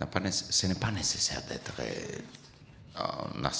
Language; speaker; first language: French; non-native, learner; Italian